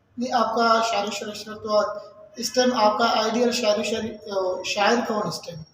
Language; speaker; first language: Urdu; non-native, local second language; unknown